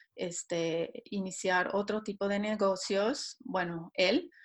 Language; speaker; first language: Spanish; non-native, fluent; Swiss German